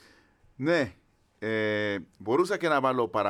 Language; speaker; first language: Greek; non-native, fluent; Spanish